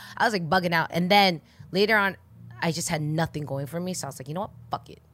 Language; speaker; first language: English; native; English